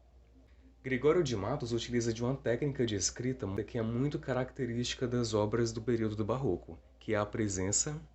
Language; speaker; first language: Portuguese; native; Portuguese